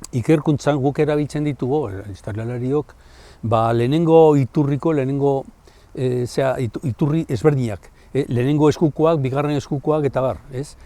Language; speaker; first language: Basque; non-native, local second language; Spanish